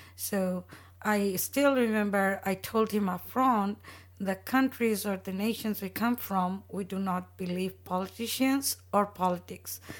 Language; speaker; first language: English; non-native, local second language; Bangla